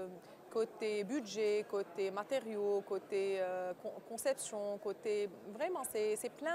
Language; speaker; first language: French; non-native, local second language; Arabic